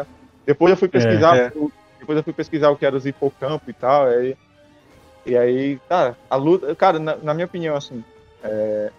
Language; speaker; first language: Portuguese; native; Portuguese